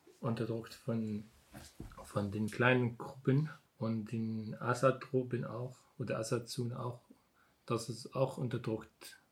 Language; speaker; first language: German; non-native, learner; Arabic